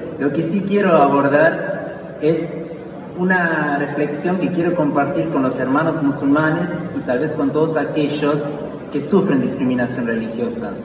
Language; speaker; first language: Spanish; non-native, fluent; German